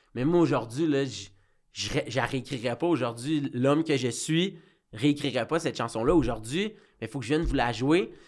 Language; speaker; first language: French; native; French